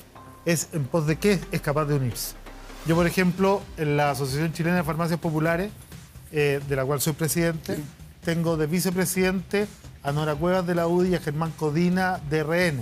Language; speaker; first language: Spanish; native; Spanish